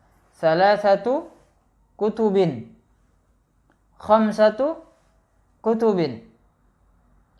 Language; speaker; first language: Arabic; non-native, fluent; Indonesian